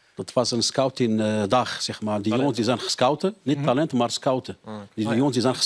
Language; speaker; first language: Dutch; non-native, learner; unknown